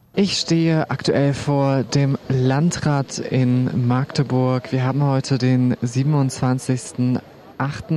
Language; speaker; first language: German; native; German